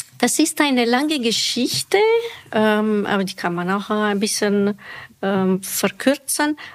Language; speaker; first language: German; non-native, fluent; Romanian